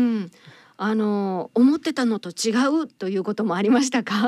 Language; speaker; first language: Japanese; native; Japanese